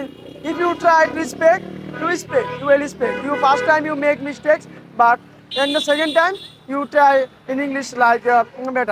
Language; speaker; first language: English; non-native, learner; Bangla